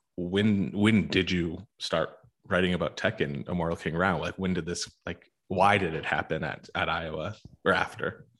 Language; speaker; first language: English; native; English